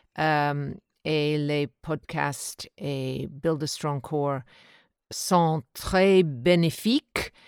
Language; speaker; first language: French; non-native, learner; English